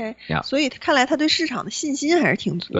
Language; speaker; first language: Chinese; native; Chinese